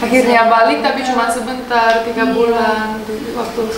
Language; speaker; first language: Indonesian; non-native, learner; Russian